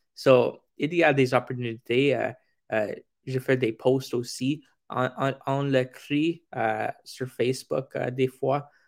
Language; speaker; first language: French; non-native, fluent; English